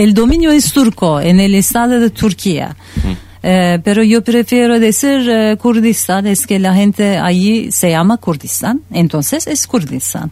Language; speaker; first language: Spanish; non-native, fluent; Turkish